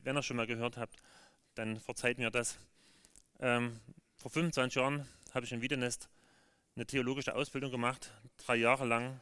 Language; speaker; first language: German; native; German